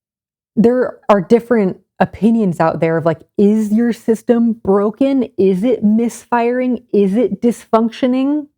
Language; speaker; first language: English; native; English